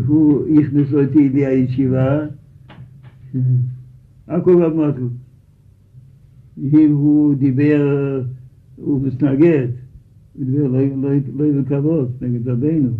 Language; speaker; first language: Hebrew; non-native, fluent; Yiddish